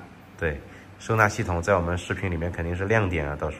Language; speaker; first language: Chinese; native; Chinese